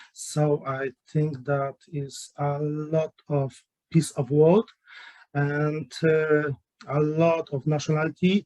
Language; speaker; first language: English; non-native, learner; Polish